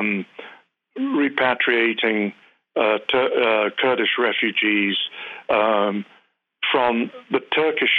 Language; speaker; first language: English; native; English